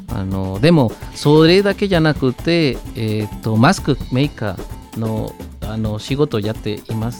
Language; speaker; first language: Japanese; non-native, learner; Spanish